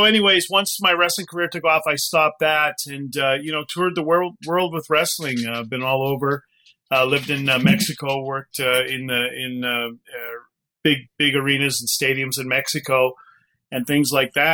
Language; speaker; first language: English; native; English